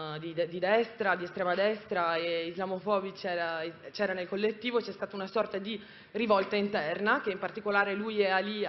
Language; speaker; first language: Italian; native; Italian